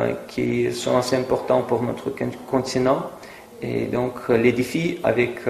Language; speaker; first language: French; non-native, fluent; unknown